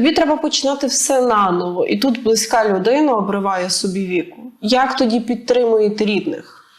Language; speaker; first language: Ukrainian; native; Ukrainian